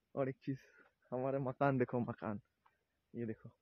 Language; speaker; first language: Hindi; non-native, local second language; Bangla